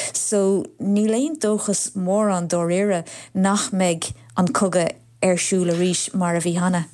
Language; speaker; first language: Irish; non-native, local second language; English